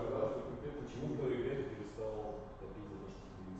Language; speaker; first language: Russian; native; Russian